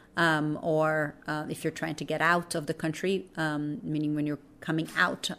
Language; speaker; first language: English; non-native, fluent; Portuguese